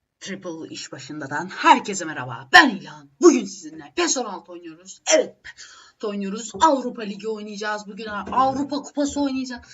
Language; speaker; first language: Turkish; native; Turkish